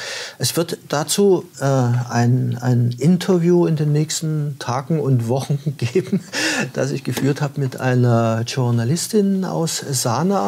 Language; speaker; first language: German; native; German